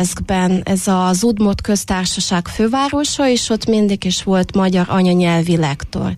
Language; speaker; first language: Hungarian; non-native, fluent; Russian